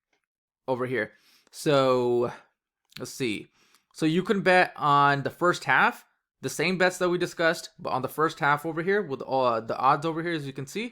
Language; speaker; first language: English; native; English